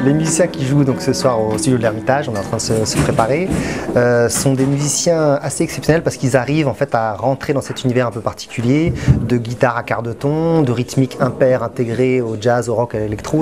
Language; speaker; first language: French; native; French